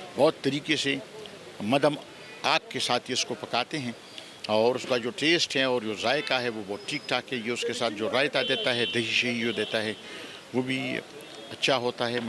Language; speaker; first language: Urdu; non-native, local second language; Pashto